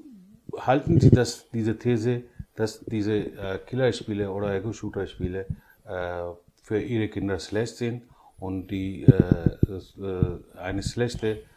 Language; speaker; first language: German; non-native, learner; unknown